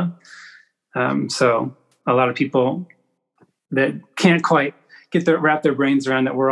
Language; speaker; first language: English; native; English